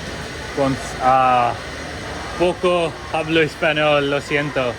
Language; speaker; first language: Spanish; non-native, learner; Hindi